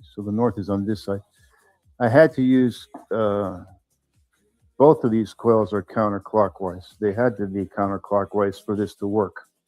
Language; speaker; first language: English; native; English